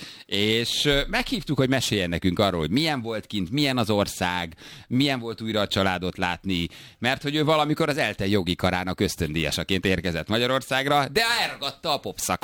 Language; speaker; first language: Hungarian; native; Hungarian